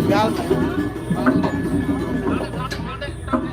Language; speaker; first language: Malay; non-native, local second language; Balinese